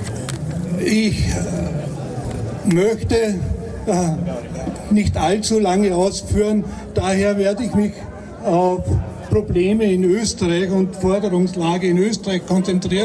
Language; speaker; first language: German; native; German